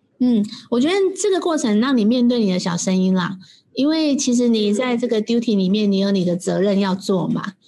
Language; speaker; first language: Chinese; native; Chinese